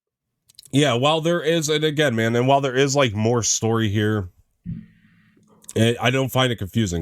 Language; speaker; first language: English; native; English